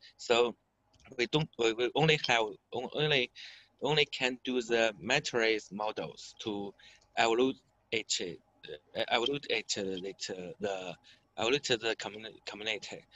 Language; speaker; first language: English; non-native, learner; Chinese